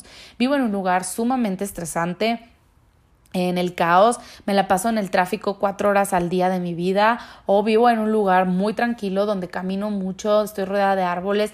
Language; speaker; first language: Spanish; native; Spanish